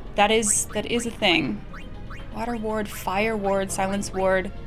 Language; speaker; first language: English; native; English